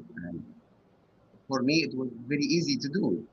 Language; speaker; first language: English; non-native, learner; Arabic